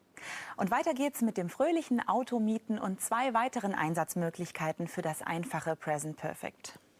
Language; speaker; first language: German; native; German